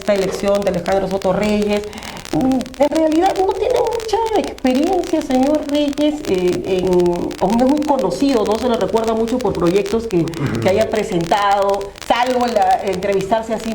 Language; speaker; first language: Spanish; native; Spanish